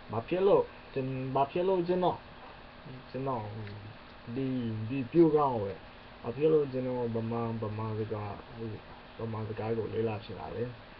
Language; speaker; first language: Burmese; non-native, learner; English